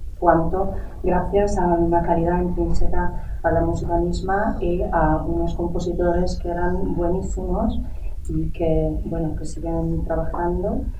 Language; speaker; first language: Spanish; native; Spanish